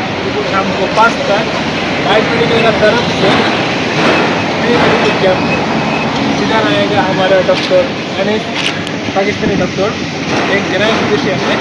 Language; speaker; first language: Hindi; non-native, fluent; Bangla